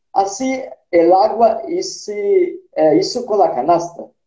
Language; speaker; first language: Spanish; non-native, fluent; Portuguese